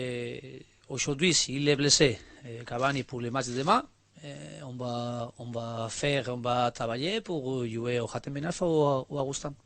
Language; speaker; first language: French; non-native, learner; Spanish